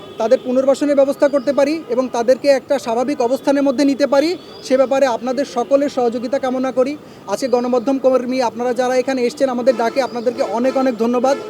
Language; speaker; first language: Bangla; native; Bangla